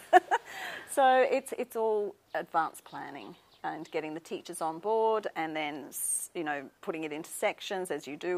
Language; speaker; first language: English; native; English